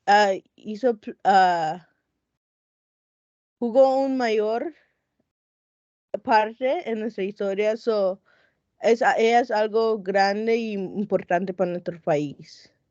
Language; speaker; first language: Spanish; non-native, local second language; English